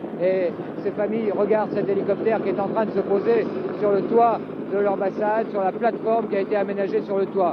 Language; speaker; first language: French; native; French